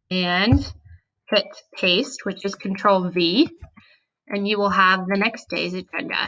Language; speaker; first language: English; native; English